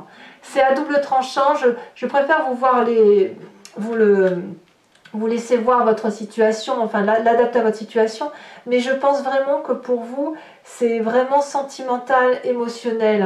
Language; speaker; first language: French; native; French